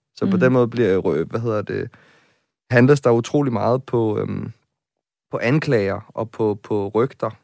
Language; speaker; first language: Danish; native; Danish